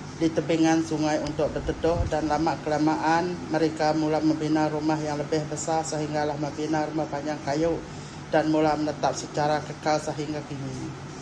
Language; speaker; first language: Malay; non-native, local second language; Iban